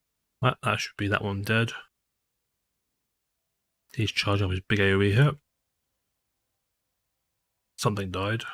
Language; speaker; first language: English; native; English